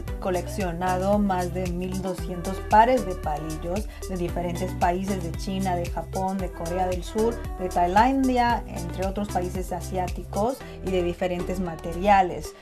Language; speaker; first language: Spanish; non-native, fluent; Chinese